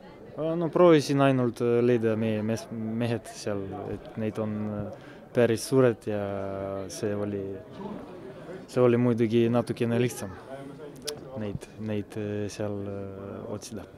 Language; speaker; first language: Estonian; non-native, local second language; Russian